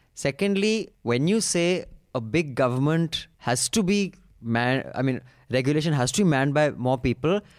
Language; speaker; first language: English; non-native, local second language; Hindi